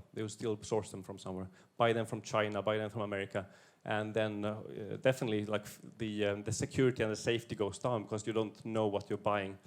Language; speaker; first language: English; non-native, fluent; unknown